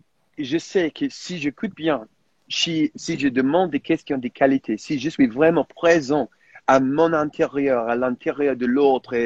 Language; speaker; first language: French; non-native, fluent; English